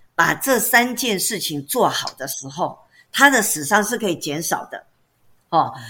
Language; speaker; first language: Chinese; native; Chinese